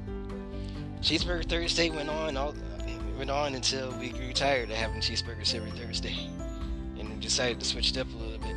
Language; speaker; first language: English; native; English